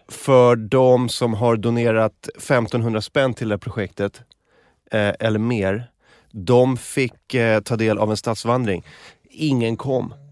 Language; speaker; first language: Swedish; native; Swedish